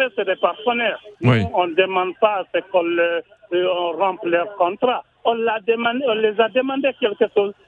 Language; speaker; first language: French; non-native, local second language; Susu